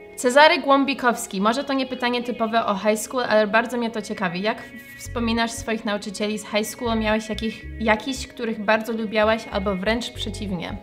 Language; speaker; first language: Polish; early bilingual, heritage; Polish